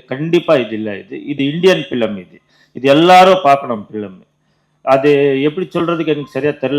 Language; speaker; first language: Tamil; non-native, learner; Kannada